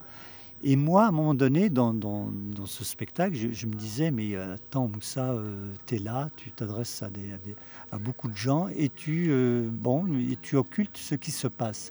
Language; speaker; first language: French; early bilingual, other home language; Kabyle